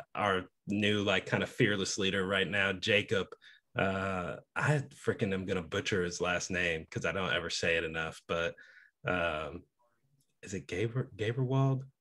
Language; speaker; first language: English; native; English